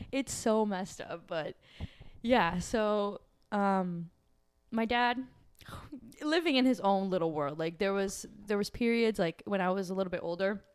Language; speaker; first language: English; early bilingual, other home language; Portuguese